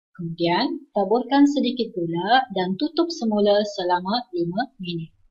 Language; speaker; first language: Malay; non-native, local second language; Iban